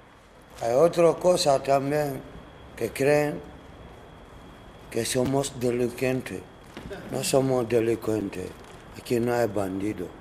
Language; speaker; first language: Spanish; non-native, learner; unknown